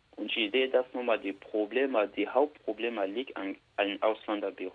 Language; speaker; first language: German; non-native, learner; Bambara